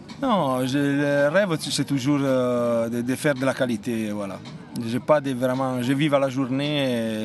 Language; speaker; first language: French; non-native, fluent; Italian